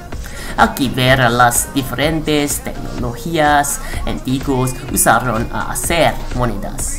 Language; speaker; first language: Spanish; non-native, learner; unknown